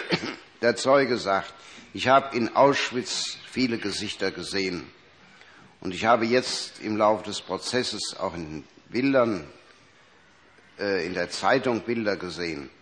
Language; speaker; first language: German; native; German